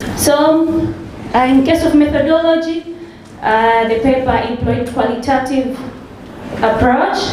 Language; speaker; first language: English; non-native, local second language; Swahili